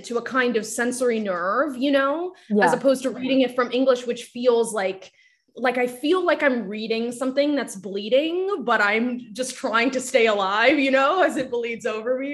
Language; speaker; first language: English; non-native, fluent; Japanese